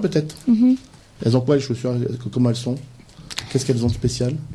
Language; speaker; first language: French; native; French